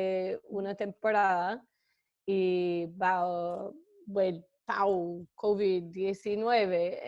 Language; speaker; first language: Spanish; non-native, fluent; English